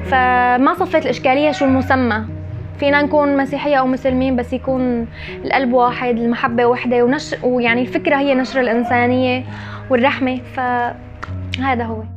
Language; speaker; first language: Arabic; native; Arabic